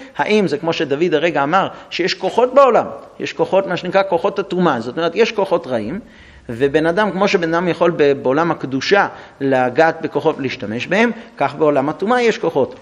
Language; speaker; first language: Hebrew; non-native, fluent; English